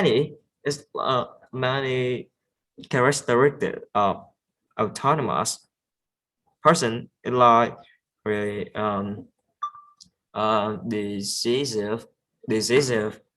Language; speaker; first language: English; non-native, learner; Vietnamese